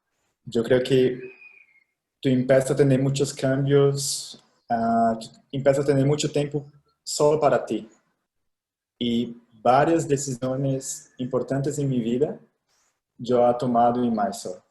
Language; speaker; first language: Spanish; non-native, fluent; Portuguese